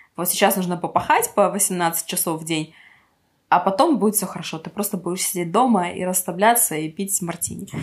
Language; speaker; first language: Russian; non-native, local second language; Ukrainian